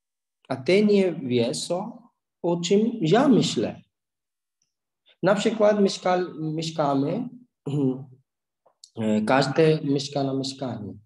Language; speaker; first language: Polish; non-native, learner; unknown